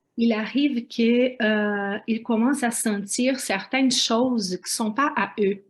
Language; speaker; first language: French; non-native, fluent; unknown